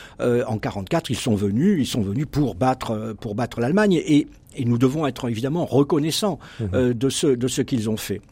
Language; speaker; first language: French; native; French